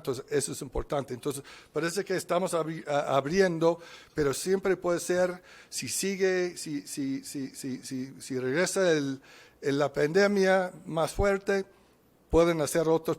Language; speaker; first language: Spanish; non-native, fluent; English